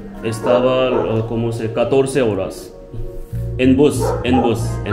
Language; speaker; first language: Spanish; non-native, learner; Hindi